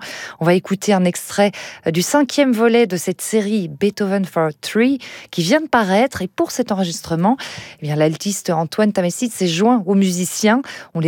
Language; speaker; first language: French; native; French